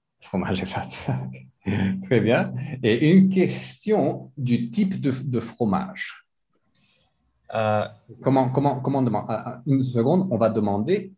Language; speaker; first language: French; non-native, fluent; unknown